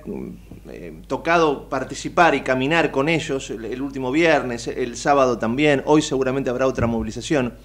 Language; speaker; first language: Spanish; native; Spanish